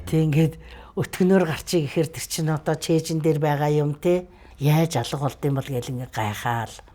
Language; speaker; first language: Mongolian; native; Mongolian